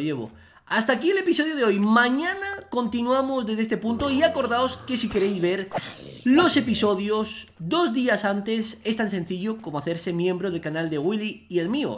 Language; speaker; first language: Spanish; native; Spanish